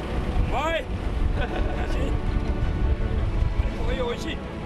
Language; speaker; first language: Japanese; native; Japanese